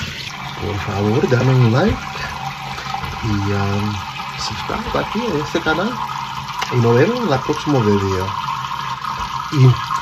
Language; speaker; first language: Spanish; early bilingual, heritage; English